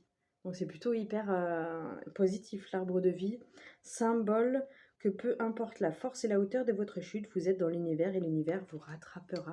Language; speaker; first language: French; native; French